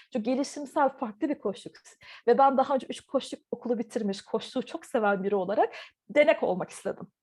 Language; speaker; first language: Turkish; native; Turkish